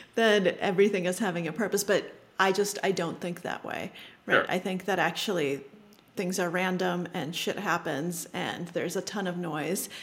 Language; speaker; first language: English; early bilingual, other home language; Russian